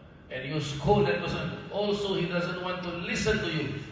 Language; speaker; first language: English; non-native, local second language; Malay